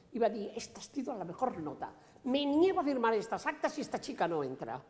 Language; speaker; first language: Spanish; non-native, local second language; Catalan